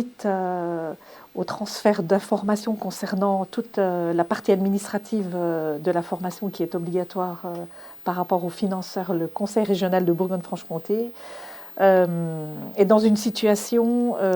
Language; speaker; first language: French; native; French